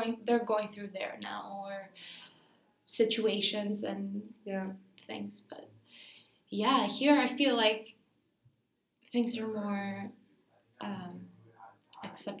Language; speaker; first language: English; non-native, fluent; Greek